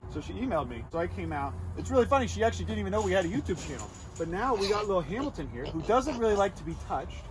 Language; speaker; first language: English; native; English